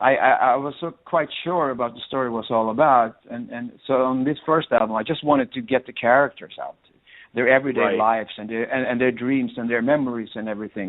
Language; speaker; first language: English; non-native, fluent; Swedish